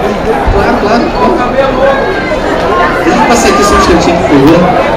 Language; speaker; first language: Portuguese; native; Portuguese